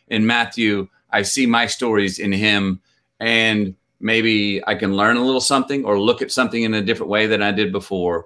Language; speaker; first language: English; native; English